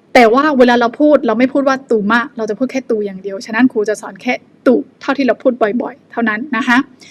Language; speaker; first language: Thai; non-native, fluent; Burmese